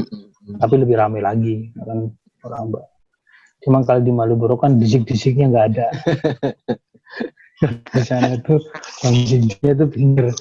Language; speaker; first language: Indonesian; native; Indonesian